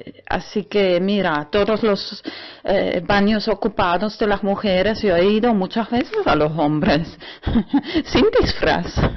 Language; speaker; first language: Spanish; non-native, fluent; German